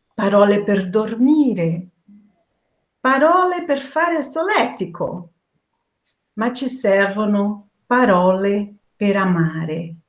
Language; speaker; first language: Italian; non-native, fluent; Portuguese